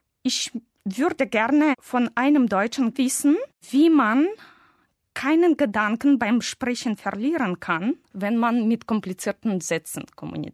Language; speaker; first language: German; non-native, fluent; Russian